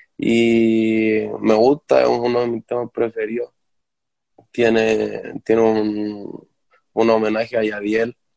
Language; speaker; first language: Spanish; native; Spanish